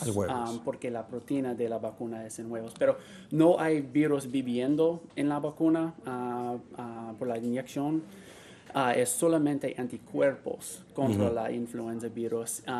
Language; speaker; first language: Spanish; non-native, learner; English